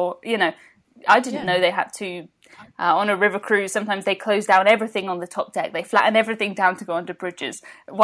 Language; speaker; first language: English; native; English